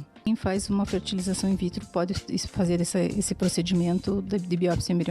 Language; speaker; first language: Portuguese; native; Portuguese